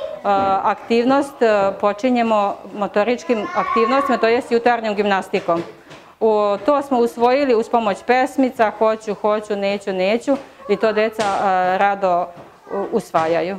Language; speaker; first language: Serbian; native; Serbian